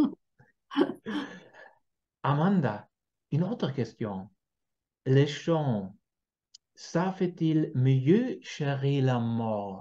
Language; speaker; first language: French; non-native, fluent; German